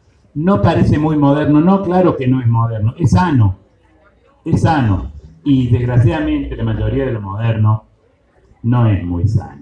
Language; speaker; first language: Spanish; native; Spanish